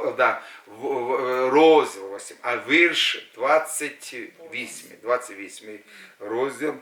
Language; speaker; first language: Ukrainian; non-native, local second language; Russian